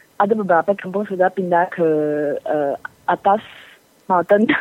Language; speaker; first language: Malay; non-native, learner; Chinese